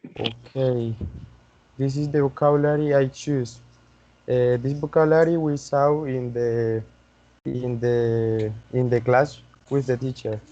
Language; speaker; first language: English; non-native, learner; Spanish